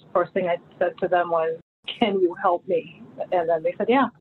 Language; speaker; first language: English; early bilingual, other home language; Filipino